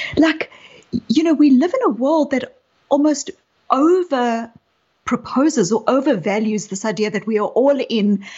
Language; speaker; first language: English; native; English